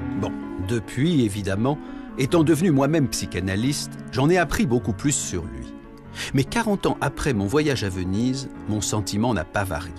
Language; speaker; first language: French; native; French